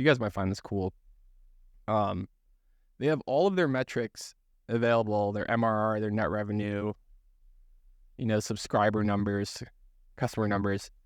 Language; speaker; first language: English; native; English